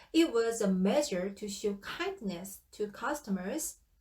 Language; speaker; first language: English; non-native, fluent; Korean